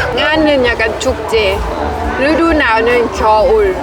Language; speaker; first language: Korean; non-native, learner; Thai